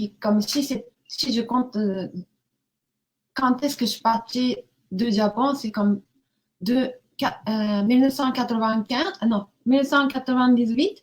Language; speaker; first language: French; non-native, learner; Japanese